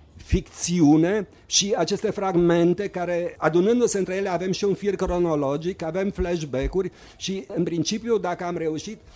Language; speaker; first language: Romanian; non-native, local second language; German